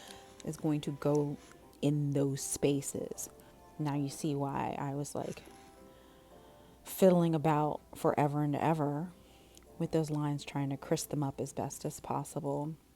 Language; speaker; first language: English; native; English